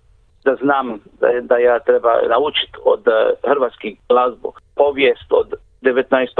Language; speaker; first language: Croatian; early bilingual, heritage; English